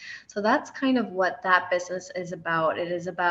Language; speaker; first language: English; native; English